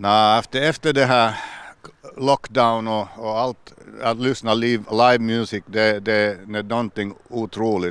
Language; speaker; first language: Swedish; non-native, local second language; Finnish